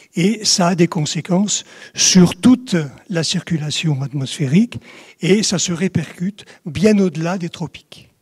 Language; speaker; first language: French; native; French